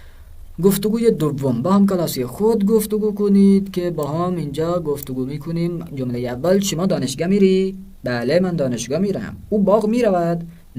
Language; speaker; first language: Persian; non-native, fluent; Urdu